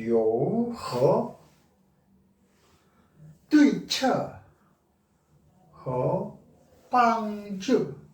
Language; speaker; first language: Chinese; non-native, learner; Korean